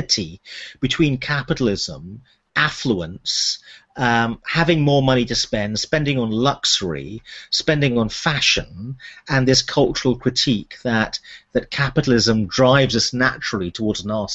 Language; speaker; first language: English; native; English